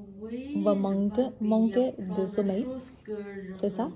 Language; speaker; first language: French; non-native, learner; Vietnamese